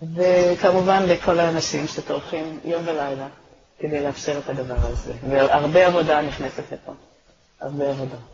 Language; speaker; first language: Hebrew; native; Hebrew